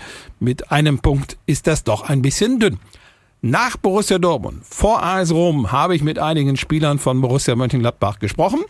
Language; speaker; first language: German; native; German